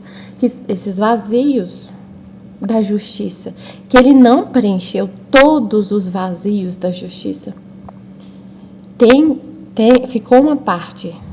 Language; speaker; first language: Portuguese; native; Portuguese